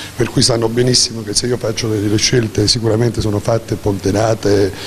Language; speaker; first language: Italian; native; Italian